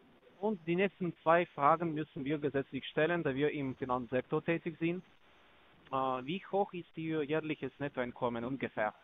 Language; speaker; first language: German; non-native, learner; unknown